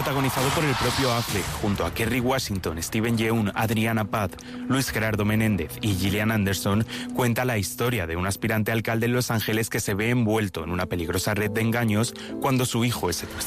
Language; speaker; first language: Spanish; native; Spanish